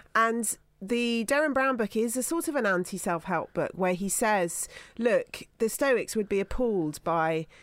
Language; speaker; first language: English; native; English